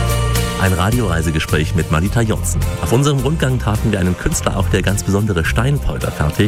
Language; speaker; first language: German; native; German